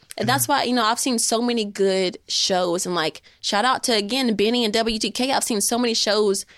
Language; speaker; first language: English; native; English